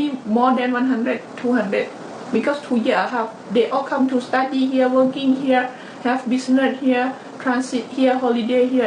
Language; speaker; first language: English; non-native, learner; Thai